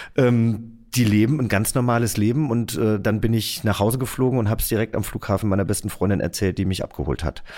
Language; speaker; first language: German; native; German